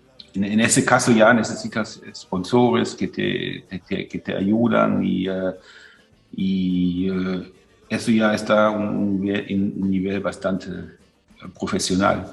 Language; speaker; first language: Spanish; non-native, fluent; German